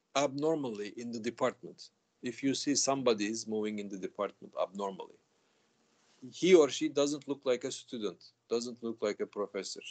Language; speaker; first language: English; non-native, fluent; Turkish